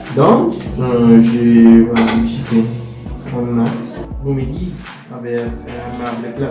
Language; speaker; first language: French; non-native, learner; Spanish